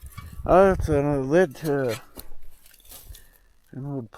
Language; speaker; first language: English; native; English